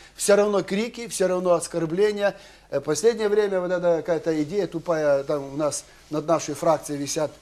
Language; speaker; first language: Russian; non-native, local second language; Ukrainian